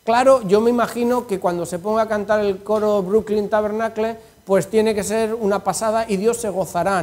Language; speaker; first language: Spanish; native; Spanish